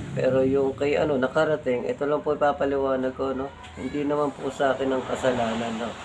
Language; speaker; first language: Filipino; native; Filipino